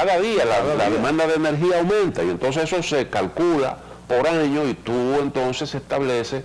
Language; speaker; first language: Spanish; native; Spanish